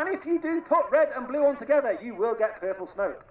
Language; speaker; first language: English; native; English